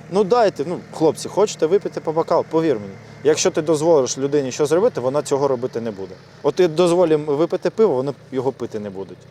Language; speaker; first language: Ukrainian; non-native, local second language; Russian